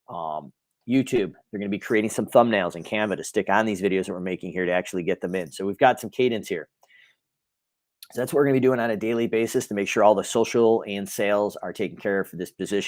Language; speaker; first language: English; native; English